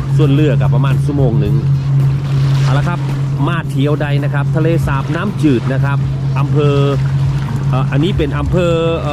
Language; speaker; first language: Thai; non-native, local second language; Lao